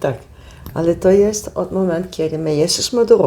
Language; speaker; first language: Polish; non-native, learner; Dutch